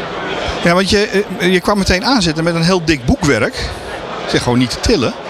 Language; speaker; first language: Dutch; native; Dutch